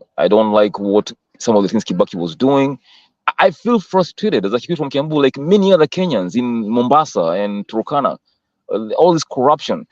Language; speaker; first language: English; non-native, local second language; Swahili